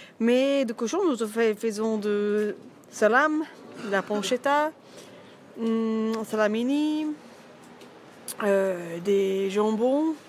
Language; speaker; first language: French; non-native, learner; German